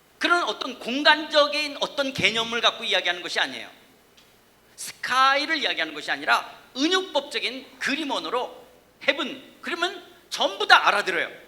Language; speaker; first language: Korean; native; Korean